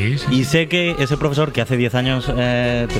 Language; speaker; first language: Spanish; native; Spanish